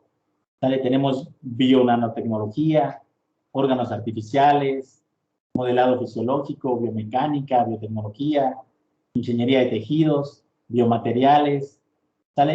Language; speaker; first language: Spanish; native; Spanish